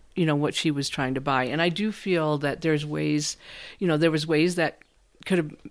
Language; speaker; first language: English; native; English